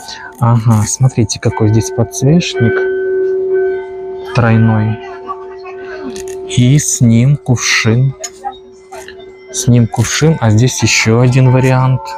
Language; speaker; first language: Russian; native; Russian